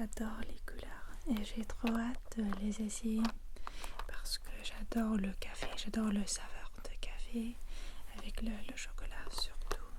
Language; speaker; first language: French; non-native, fluent; English